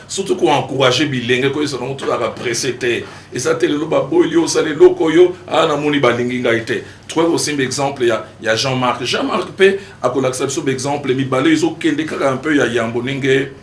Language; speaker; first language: Lingala; native; Lingala